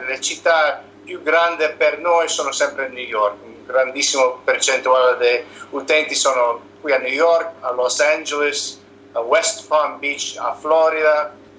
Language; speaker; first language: Italian; non-native, learner; English